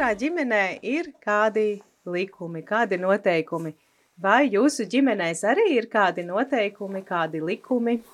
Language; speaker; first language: Latvian; native; Latvian